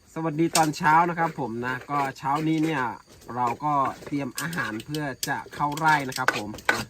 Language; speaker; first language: Thai; non-native, local second language; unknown